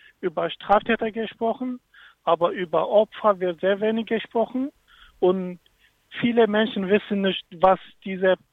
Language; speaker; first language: German; non-native, fluent; Kurdish